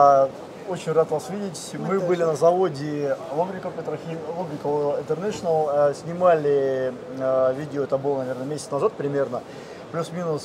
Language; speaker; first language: Russian; native; Russian